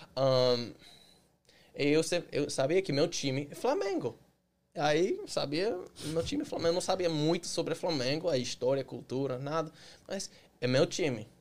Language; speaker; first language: Portuguese; non-native, fluent; English